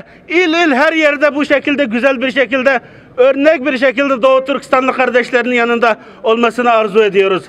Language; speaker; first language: Turkish; non-native, fluent; Uyghur